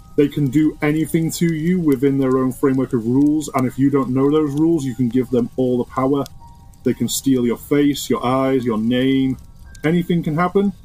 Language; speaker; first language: English; native; English